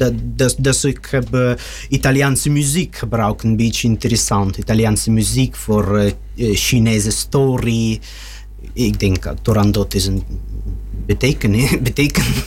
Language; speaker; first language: Dutch; non-native, learner; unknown